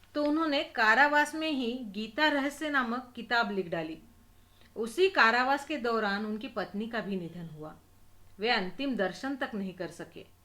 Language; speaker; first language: Hindi; non-native, local second language; Marathi